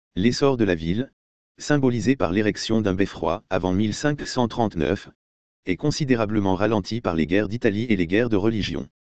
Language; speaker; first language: French; native; French